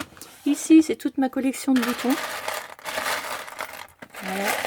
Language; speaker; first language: French; native; French